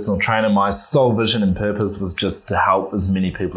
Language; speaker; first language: English; native; English